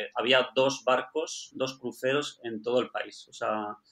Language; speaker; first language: Spanish; native; Spanish